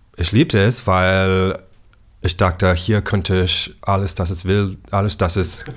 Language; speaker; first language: German; non-native, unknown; English